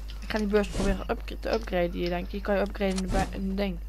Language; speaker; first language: Dutch; native; Dutch